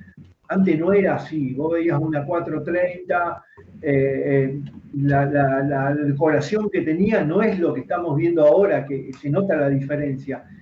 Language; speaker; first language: Spanish; native; Spanish